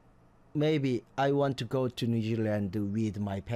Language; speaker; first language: English; non-native, learner; Korean